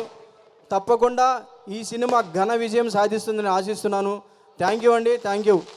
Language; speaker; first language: Telugu; native; Telugu